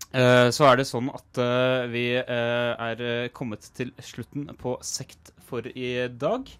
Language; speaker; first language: Norwegian; native; Norwegian